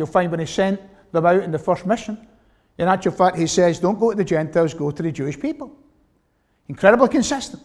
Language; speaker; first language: English; native; English